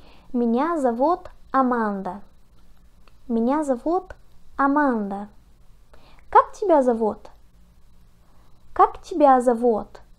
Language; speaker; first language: Russian; non-native, learner; Portuguese